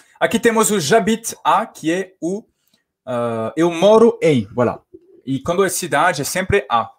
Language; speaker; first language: Portuguese; non-native, fluent; French